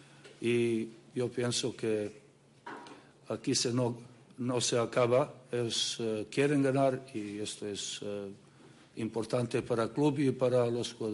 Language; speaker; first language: Spanish; non-native, learner; Serbian